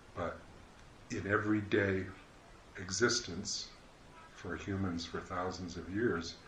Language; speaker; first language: English; native; English